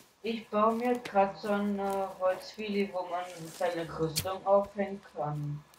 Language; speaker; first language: German; native; German